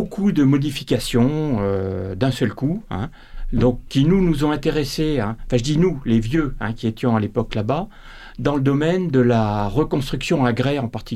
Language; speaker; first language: French; native; French